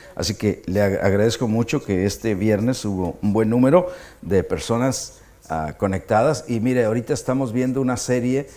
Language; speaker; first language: Spanish; native; Spanish